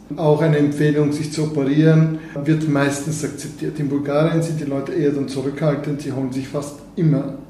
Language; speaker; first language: German; non-native, fluent; Bulgarian